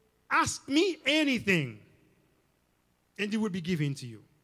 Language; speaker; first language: English; non-native, fluent; Haitian Creole